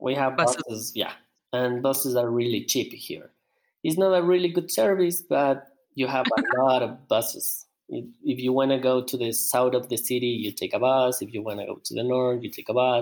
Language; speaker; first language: English; non-native, learner; Spanish